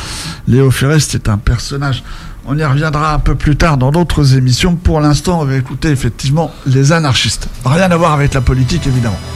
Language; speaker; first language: French; native; French